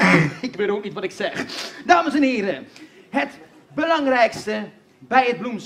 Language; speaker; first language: Dutch; native; Dutch